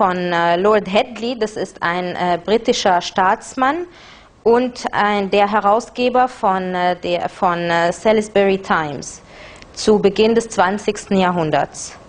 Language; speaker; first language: German; non-native, fluent; Arabic